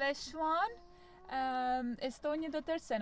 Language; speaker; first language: Turkish; non-native, fluent; Estonian